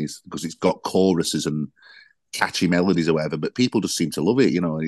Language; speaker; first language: English; native; English